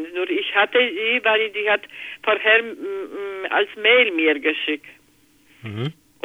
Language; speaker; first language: German; non-native, learner; Polish